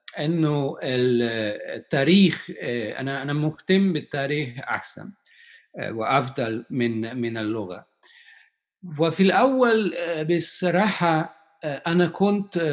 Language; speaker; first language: Arabic; non-native, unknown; Hungarian